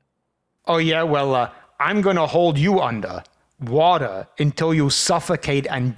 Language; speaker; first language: English; native; English